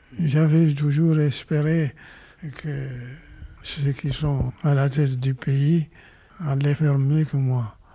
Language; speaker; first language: French; non-native, local second language; Arabic